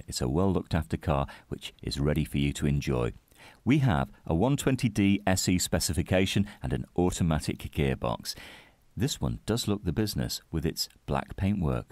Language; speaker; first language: English; native; English